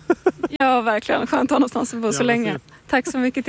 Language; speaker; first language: Swedish; native; Swedish